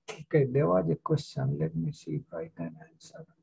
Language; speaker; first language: English; non-native, local second language; Hindi